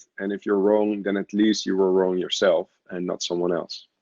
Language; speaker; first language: English; non-native, fluent; Dutch